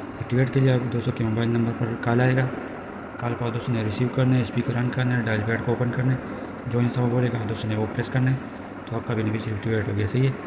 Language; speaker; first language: Urdu; non-native, local second language; Punjabi